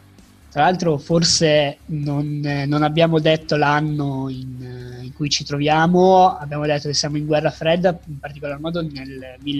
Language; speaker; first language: Italian; native; Italian